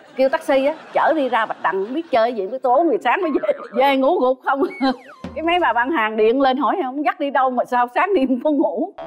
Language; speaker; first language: Vietnamese; native; Vietnamese